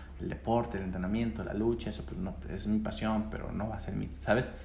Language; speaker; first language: Spanish; native; Spanish